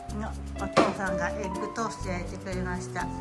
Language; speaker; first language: Japanese; native; Japanese